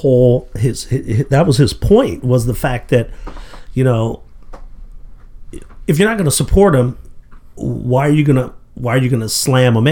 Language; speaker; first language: English; native; English